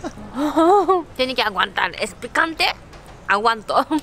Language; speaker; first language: Spanish; non-native, learner; Japanese